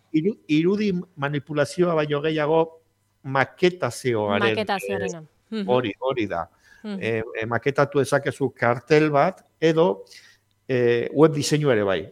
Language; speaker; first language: Basque; native; Basque